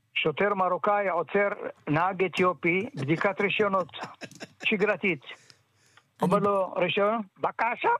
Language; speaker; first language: Hebrew; early bilingual, other home language; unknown